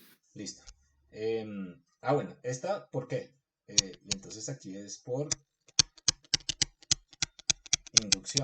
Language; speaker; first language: Spanish; native; Spanish